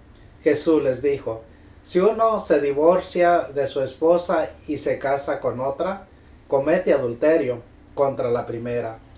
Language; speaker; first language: Spanish; native; Spanish